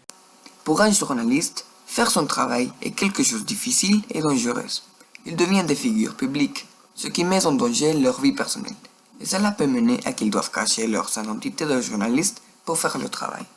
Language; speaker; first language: French; non-native, learner; Spanish